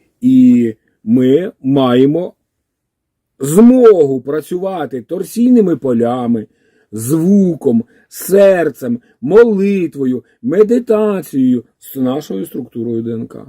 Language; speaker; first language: Ukrainian; native; Ukrainian